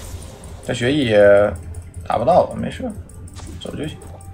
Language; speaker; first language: Chinese; native; Chinese